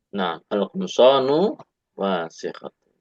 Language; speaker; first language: Arabic; non-native, fluent; Indonesian